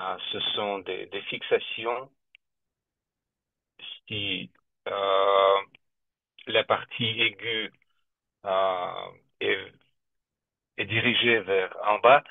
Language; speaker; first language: French; non-native, fluent; Russian